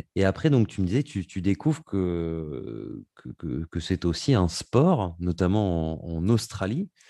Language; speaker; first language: French; native; French